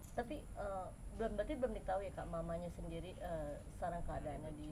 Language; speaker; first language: Indonesian; native; Indonesian